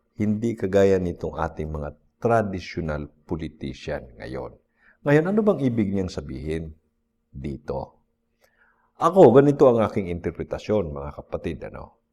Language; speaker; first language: Filipino; non-native, local second language; Cebuano